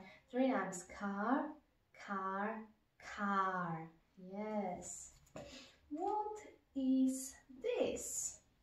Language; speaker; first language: English; non-native, fluent; Polish